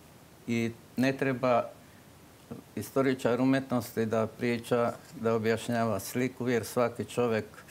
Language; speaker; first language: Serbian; non-native, local second language; Slovak